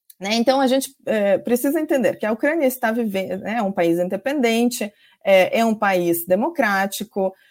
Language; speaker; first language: Portuguese; non-native, fluent; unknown